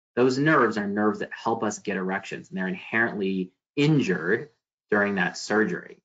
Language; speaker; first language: English; native; English